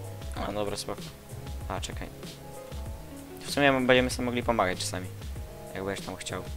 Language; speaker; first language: Polish; native; Polish